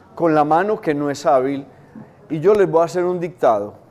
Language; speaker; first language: Spanish; native; Spanish